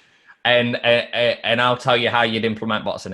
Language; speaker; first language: English; native; English